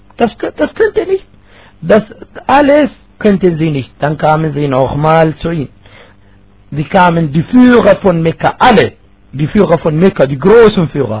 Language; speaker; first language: German; non-native, fluent; Arabic